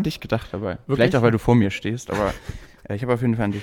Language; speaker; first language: German; native; German